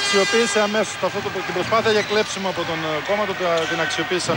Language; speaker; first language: Greek; native; Greek